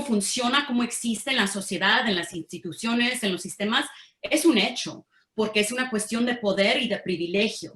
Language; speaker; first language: Spanish; early bilingual, heritage; Spanish